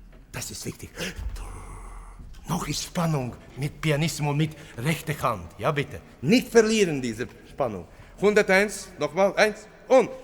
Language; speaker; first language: German; non-native, fluent; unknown